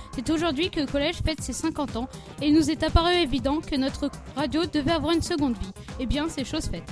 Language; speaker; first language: French; native; French